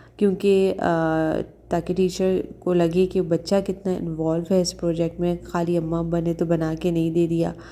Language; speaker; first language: Urdu; native; Urdu